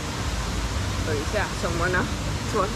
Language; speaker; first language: Chinese; non-native, fluent; Thai